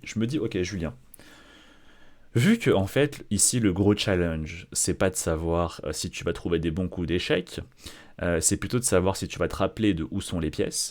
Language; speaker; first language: French; native; French